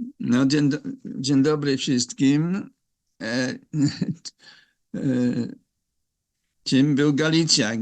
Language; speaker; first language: Polish; non-native, fluent; English